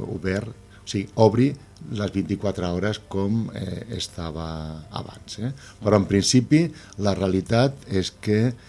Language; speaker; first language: Catalan; non-native, local second language; Spanish